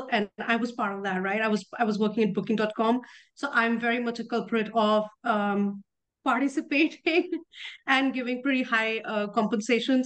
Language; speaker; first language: English; non-native, local second language; Hindi